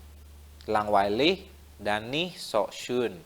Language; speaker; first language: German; non-native, fluent; Indonesian